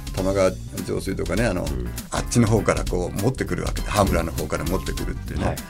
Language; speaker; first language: Japanese; native; Japanese